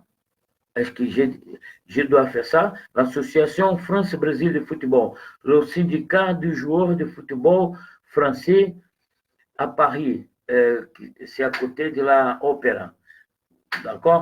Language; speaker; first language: French; non-native, fluent; Portuguese